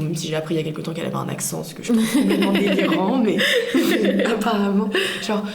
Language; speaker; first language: French; early bilingual, other home language; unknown